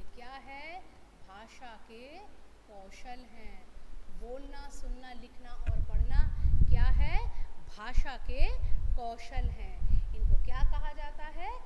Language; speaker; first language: Hindi; non-native, local second language; Bangla